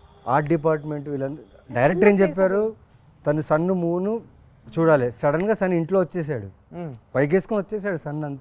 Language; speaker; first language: Telugu; native; Telugu